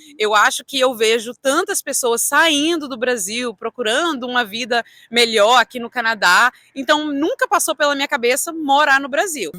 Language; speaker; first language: Portuguese; early bilingual, heritage; Portuguese